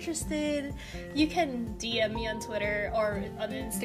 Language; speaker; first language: English; non-native, local second language; Filipino